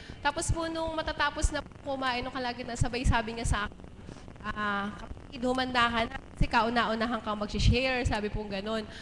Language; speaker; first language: Filipino; native; Filipino